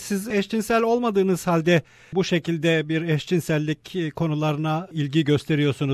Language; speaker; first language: Turkish; native; Turkish